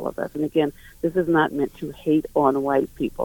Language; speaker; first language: English; native; English